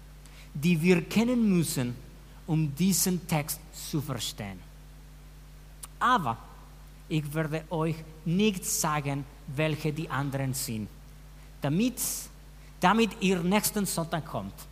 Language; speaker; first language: German; non-native, fluent; Spanish